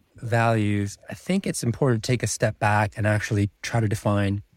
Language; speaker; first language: English; early bilingual, other home language; Czech